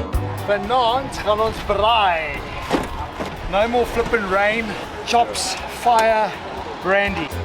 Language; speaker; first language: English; native; English